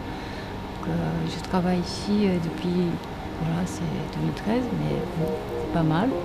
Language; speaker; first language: French; non-native, learner; Japanese